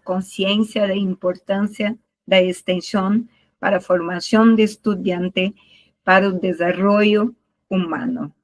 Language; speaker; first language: Spanish; non-native, learner; Portuguese